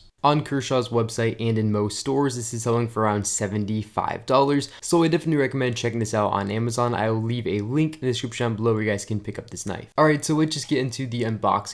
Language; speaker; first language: English; native; English